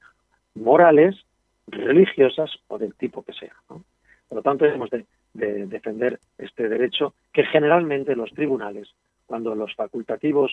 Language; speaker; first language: Spanish; native; Spanish